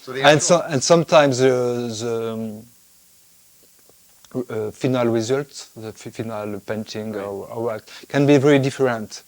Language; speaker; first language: English; non-native, fluent; French